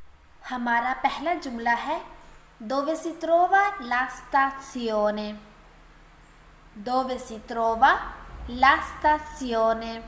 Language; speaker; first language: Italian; non-native, fluent; Urdu